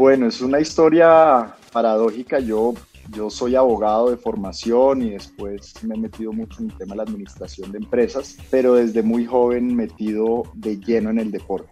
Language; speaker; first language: Spanish; native; Spanish